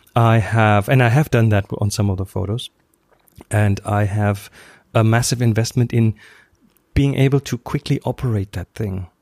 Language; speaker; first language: English; non-native, fluent; German